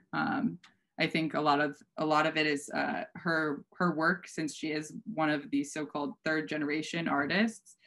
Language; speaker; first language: English; native; English